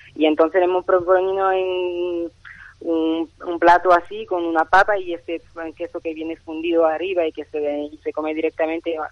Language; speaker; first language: Spanish; non-native, fluent; French